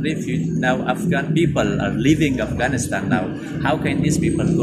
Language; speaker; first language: English; non-native, fluent; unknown